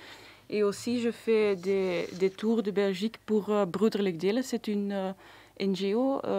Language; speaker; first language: French; non-native, local second language; Dutch